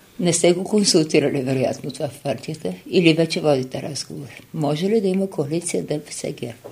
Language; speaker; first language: Bulgarian; native; Bulgarian